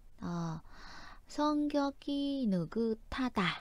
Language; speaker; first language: Korean; non-native, fluent; Vietnamese